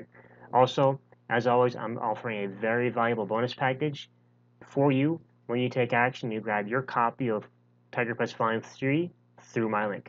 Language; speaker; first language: English; native; English